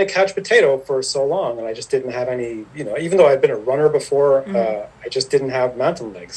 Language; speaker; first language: English; native; English